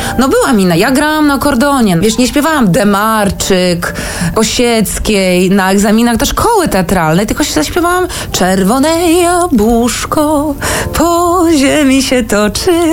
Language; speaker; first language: Polish; early bilingual, heritage; Polish